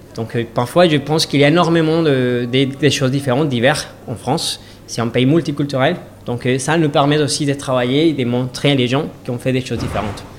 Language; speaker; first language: French; non-native, learner; Spanish